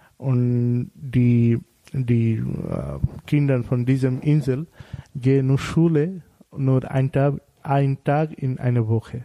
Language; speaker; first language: German; non-native, learner; Bangla